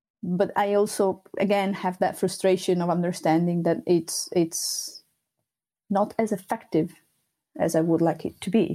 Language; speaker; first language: English; non-native, fluent; Sardinian